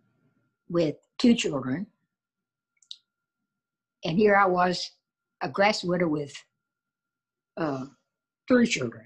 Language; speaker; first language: English; native; English